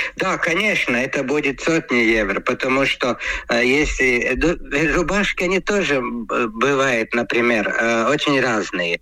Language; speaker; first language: Russian; non-native, local second language; Latvian